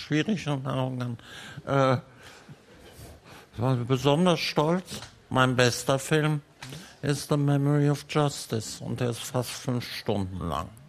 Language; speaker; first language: German; early bilingual, heritage; German